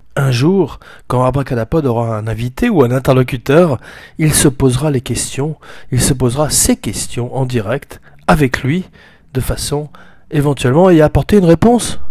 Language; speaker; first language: French; native; French